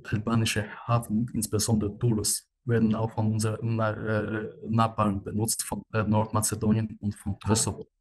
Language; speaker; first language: German; non-native, fluent; Albanian